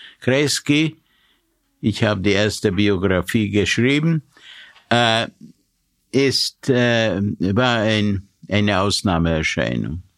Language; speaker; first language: German; non-native, fluent; Hungarian